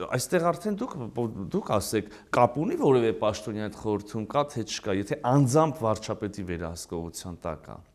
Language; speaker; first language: Armenian; native; Armenian